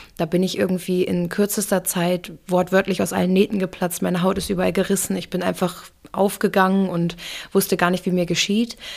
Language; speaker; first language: German; early bilingual, other home language; English